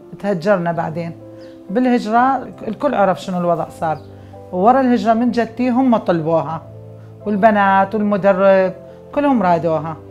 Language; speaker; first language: Arabic; native; Arabic